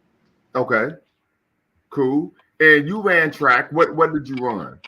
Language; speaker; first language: English; native; English